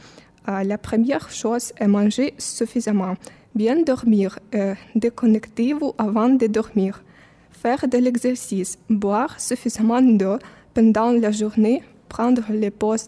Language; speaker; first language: French; non-native, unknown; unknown